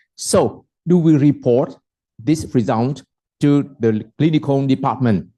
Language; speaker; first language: English; non-native, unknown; Vietnamese